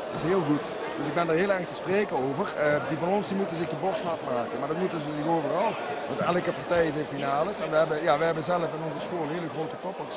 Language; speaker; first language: Dutch; native; Dutch